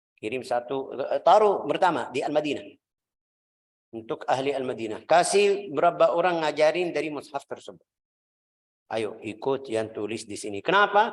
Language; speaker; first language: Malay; non-native, fluent; Arabic